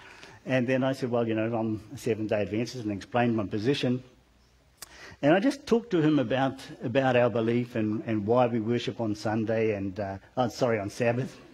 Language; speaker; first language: English; native; English